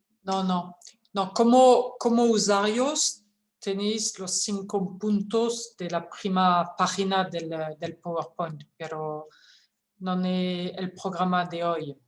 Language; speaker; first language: Spanish; non-native, fluent; French